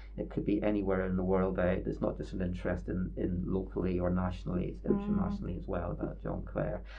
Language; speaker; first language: English; native; English